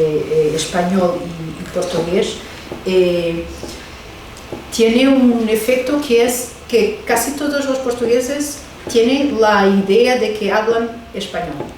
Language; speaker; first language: Spanish; non-native, fluent; Portuguese